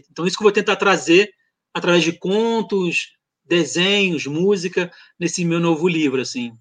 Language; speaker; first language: Portuguese; early bilingual, other home language; French